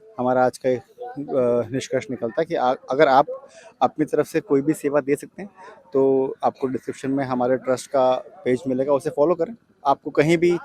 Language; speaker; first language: Hindi; non-native, local second language; Gujarati